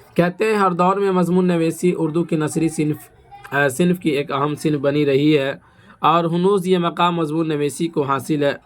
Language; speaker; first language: Urdu; native; Urdu